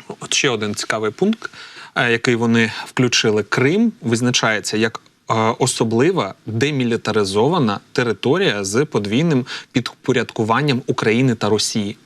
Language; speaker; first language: Ukrainian; native; Ukrainian